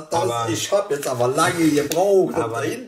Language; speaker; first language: German; native; German